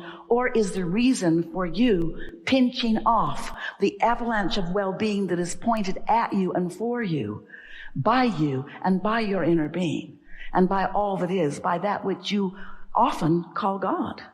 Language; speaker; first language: English; native; English